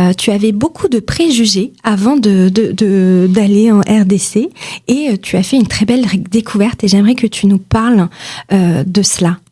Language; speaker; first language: French; native; French